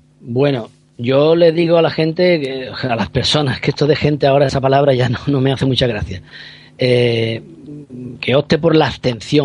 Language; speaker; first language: Spanish; native; Spanish